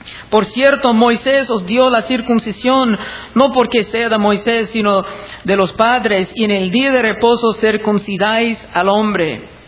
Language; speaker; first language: Spanish; non-native, fluent; English